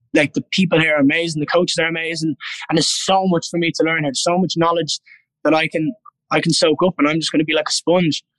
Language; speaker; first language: English; native; English